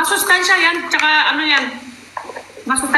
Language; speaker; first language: Filipino; non-native, local second language; Cebuano